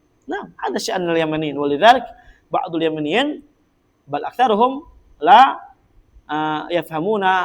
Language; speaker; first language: Arabic; non-native, fluent; Indonesian